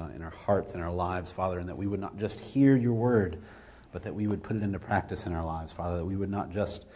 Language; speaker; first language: English; native; English